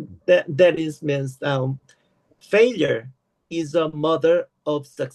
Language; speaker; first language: English; non-native, learner; Korean